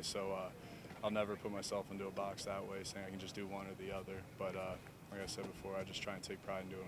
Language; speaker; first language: English; native; English